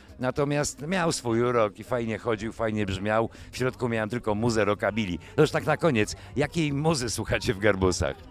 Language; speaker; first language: Polish; native; Polish